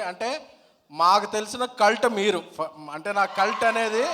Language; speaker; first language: Telugu; native; Telugu